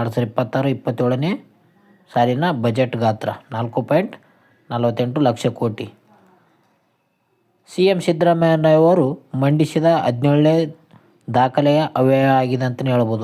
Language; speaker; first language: Kannada; native; Kannada